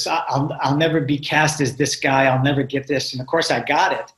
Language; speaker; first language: English; native; English